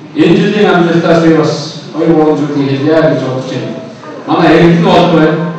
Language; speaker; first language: Mongolian; native; Mongolian